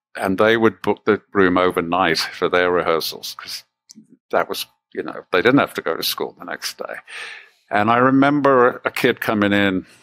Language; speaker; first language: English; native; English